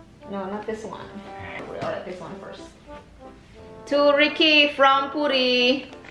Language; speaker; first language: English; non-native, fluent; Indonesian